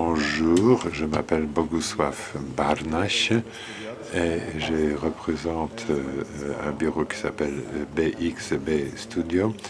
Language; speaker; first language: French; non-native, fluent; Polish